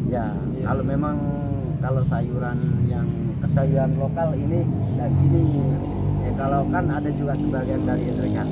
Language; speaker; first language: Indonesian; non-native, local second language; Javanese